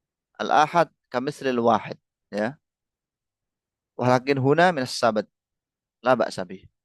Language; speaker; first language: Arabic; non-native, fluent; Indonesian